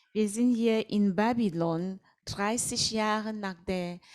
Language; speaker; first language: German; non-native, fluent; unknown